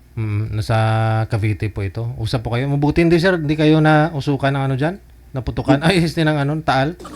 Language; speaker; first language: Filipino; native; Filipino